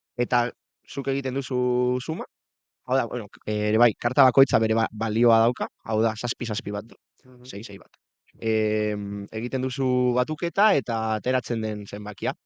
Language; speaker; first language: Basque; non-native, local second language; Spanish